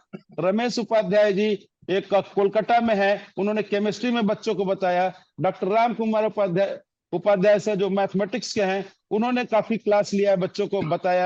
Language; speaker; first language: Hindi; native; Hindi